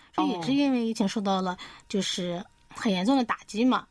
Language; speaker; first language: Chinese; native; Chinese